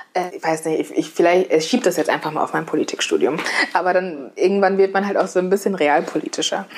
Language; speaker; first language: German; native; German